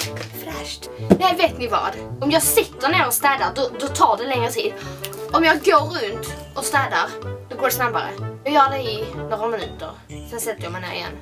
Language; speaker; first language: Swedish; native; Swedish